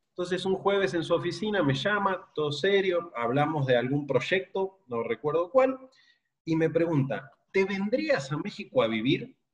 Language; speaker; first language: Spanish; native; Spanish